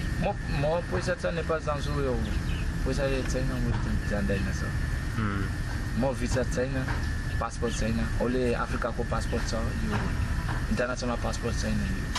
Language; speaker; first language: Nepali; non-native, learner; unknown